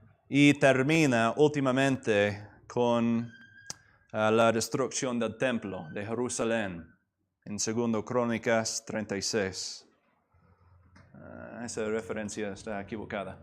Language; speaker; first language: Spanish; non-native, fluent; English